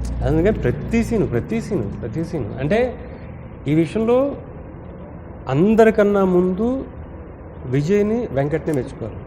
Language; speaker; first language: Telugu; native; Telugu